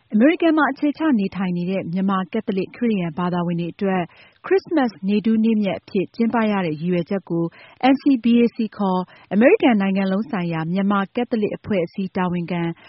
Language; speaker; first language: Burmese; native; Burmese